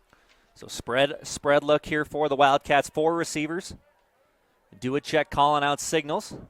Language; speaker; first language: English; native; English